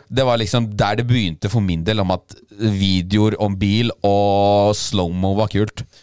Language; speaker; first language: Norwegian; early bilingual, other home language; Polish